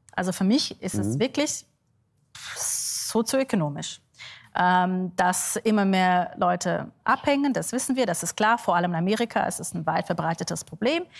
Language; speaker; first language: German; non-native, fluent; Yiddish